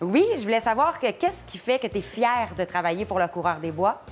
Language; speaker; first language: French; native; French